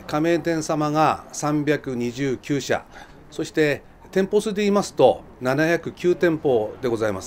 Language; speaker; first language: Japanese; native; Japanese